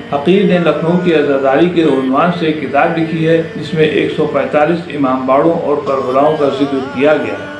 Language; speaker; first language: Urdu; native; Urdu